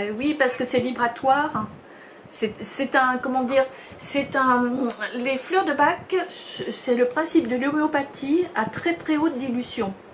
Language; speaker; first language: French; native; French